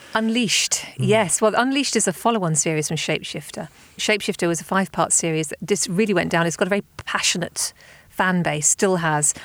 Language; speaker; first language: English; native; English